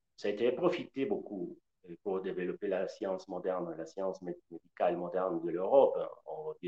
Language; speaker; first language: French; non-native, learner; Spanish